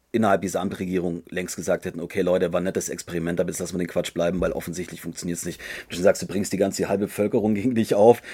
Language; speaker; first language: German; native; German